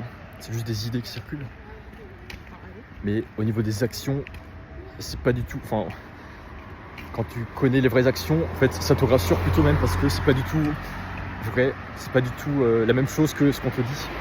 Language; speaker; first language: French; native; French